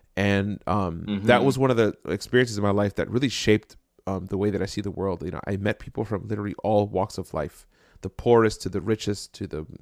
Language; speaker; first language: English; native; English